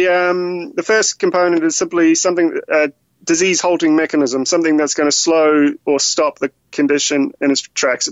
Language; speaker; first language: English; native; English